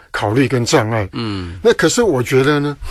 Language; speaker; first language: Chinese; native; Chinese